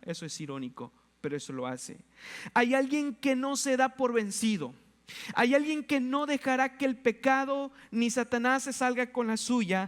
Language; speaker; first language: Spanish; native; Spanish